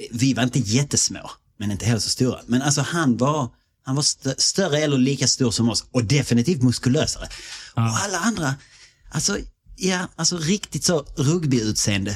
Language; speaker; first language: Swedish; native; Swedish